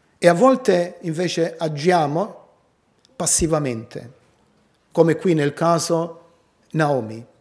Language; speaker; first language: Italian; native; Italian